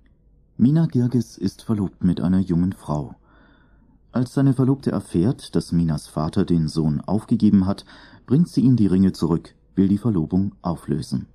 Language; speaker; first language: German; native; German